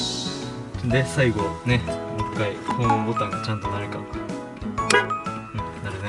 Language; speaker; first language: Japanese; native; Japanese